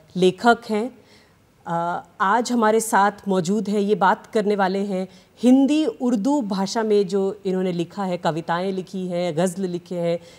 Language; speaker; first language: Hindi; native; Hindi